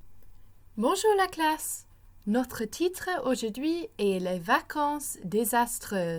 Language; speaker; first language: French; non-native, fluent; English